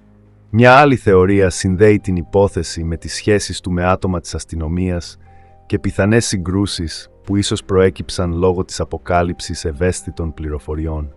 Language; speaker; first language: Greek; native; Greek